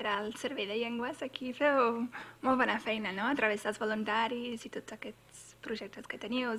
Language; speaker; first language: Catalan; non-native, fluent; English